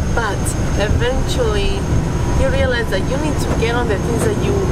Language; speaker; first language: English; non-native, fluent; Greek